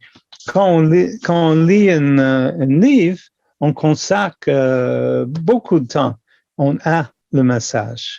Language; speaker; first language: French; non-native, local second language; English